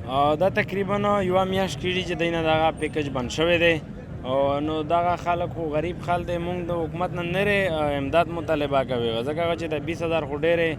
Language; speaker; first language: Pashto; native; Pashto